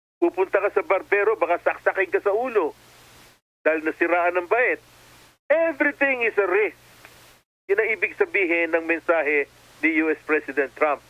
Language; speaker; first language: Filipino; native; Filipino